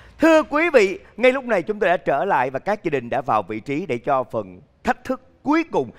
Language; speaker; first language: Vietnamese; native; Vietnamese